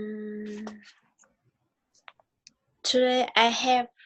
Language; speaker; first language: English; non-native, learner; Vietnamese